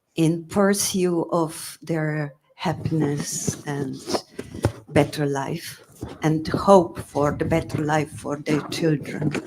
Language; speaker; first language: English; non-native, fluent; Slovenian